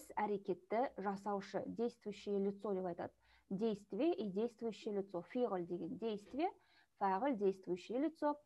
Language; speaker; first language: Russian; non-native, local second language; Kazakh